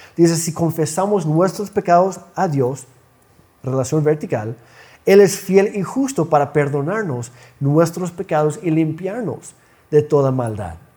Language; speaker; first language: Spanish; non-native, fluent; English